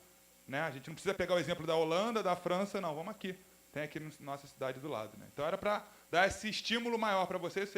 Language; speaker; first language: Portuguese; native; Portuguese